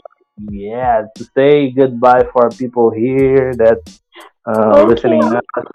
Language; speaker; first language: English; non-native, learner; Portuguese